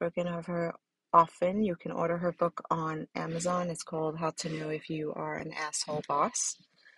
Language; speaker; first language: English; native; English